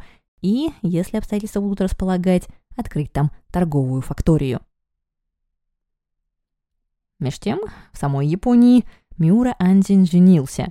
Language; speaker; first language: Russian; native; Russian